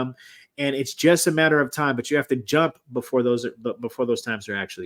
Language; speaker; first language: English; native; English